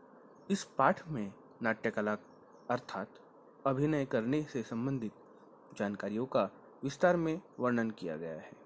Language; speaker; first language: Hindi; non-native, local second language; Marathi